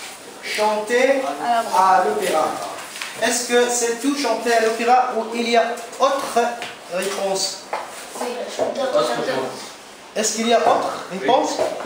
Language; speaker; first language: French; non-native, fluent; Arabic